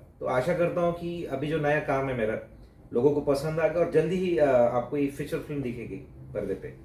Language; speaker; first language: Hindi; non-native, local second language; Marathi